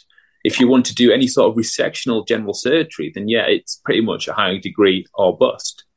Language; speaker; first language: English; native; English